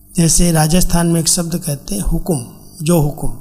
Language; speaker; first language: Hindi; native; Hindi